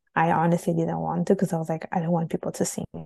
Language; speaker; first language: English; non-native, fluent; Italian